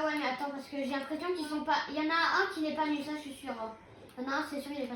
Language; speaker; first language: French; native; French